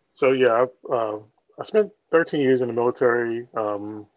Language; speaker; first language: English; native; English